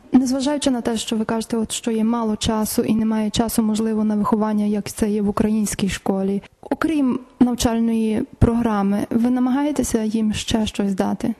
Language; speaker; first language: Ukrainian; native; Ukrainian